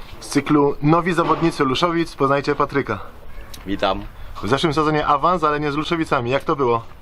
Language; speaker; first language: Polish; native; Polish